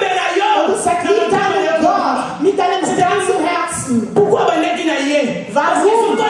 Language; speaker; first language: German; non-native, fluent; French